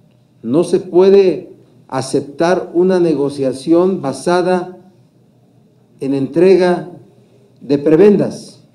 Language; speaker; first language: Spanish; native; Spanish